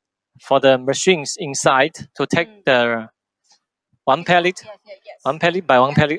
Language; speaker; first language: English; non-native, fluent; Chinese